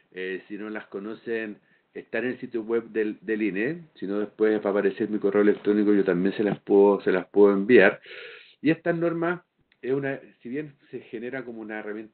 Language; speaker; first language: Spanish; native; Spanish